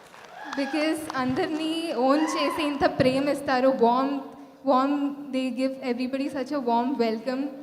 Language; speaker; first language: Telugu; non-native, fluent; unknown